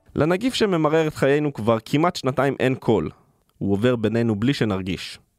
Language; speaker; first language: Hebrew; native; Hebrew